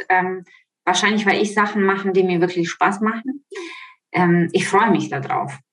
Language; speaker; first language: German; non-native, fluent; Ukrainian